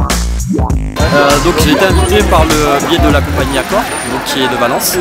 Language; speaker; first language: French; early bilingual, other home language; Vietnamese